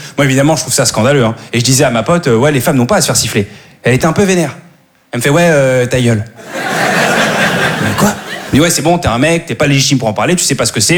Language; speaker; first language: French; native; French